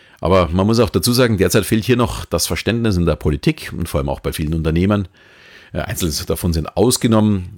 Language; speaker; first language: German; native; German